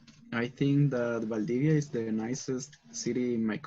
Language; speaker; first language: English; non-native, learner; Spanish